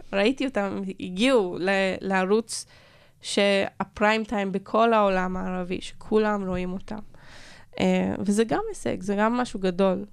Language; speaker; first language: Hebrew; non-native, local second language; Arabic